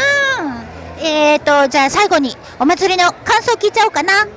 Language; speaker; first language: Japanese; native; Japanese